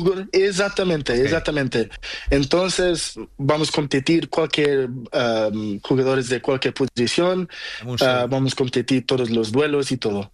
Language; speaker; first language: Spanish; non-native, learner; Portuguese